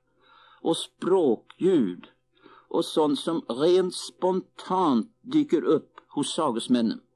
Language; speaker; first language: Swedish; native; Swedish